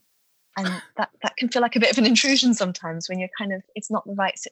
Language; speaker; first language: English; native; English